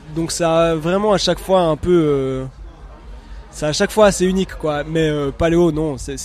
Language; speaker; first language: French; native; French